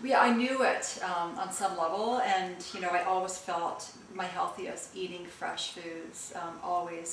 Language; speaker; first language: English; early bilingual, other home language; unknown